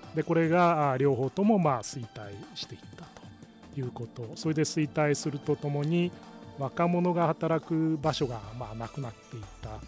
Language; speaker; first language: Japanese; native; Japanese